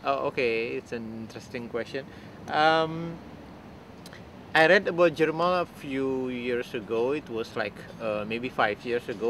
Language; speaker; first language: English; non-native, fluent; Indonesian